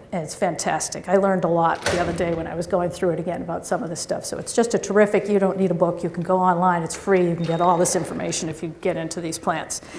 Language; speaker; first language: English; native; English